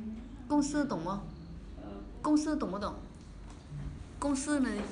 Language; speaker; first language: Chinese; non-native, fluent; Vietnamese